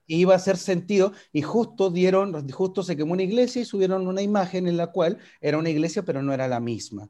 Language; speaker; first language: Spanish; native; Spanish